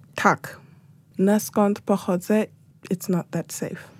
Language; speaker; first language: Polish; non-native, learner; Shona